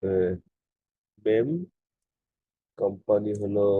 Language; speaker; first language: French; non-native, learner; Bangla